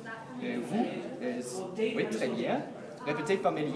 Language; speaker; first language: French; non-native, fluent; English